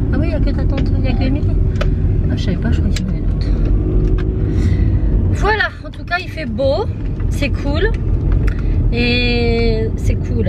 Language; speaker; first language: French; native; French